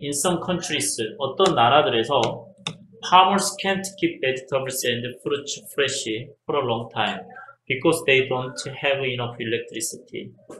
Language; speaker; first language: English; non-native, fluent; Korean